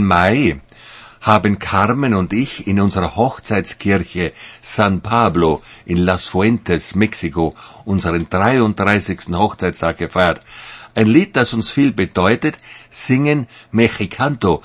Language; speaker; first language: German; native; German